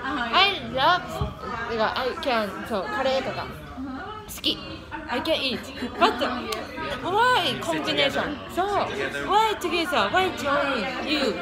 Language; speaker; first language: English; non-native, learner; Japanese